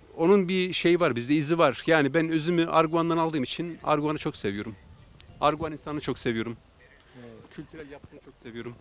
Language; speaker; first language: Turkish; native; Turkish